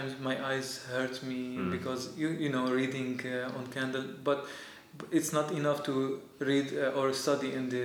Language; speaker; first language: English; non-native, fluent; Arabic